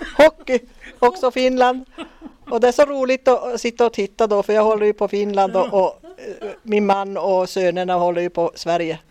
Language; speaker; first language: Swedish; early bilingual, other home language; Finnish